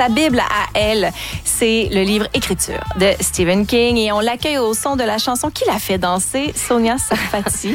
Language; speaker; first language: French; native; French